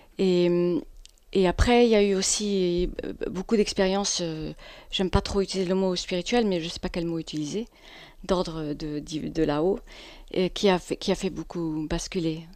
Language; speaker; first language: French; non-native, fluent; English